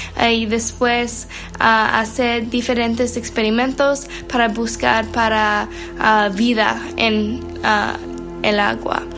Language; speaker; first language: Spanish; non-native, learner; English